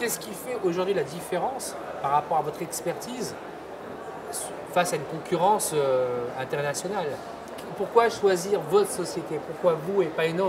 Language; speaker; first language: French; native; French